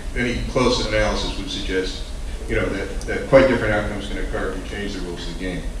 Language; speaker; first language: English; native; English